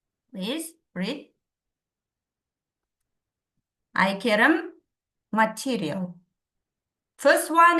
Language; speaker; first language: English; non-native, fluent; Kazakh